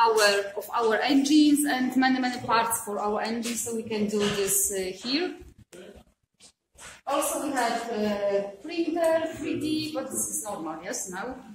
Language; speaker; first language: English; non-native, fluent; Polish